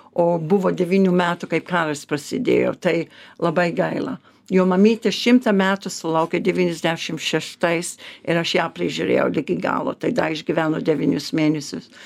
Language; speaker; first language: Lithuanian; early bilingual, heritage; Lithuanian